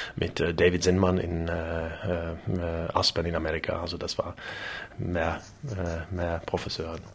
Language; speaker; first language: German; non-native, learner; Czech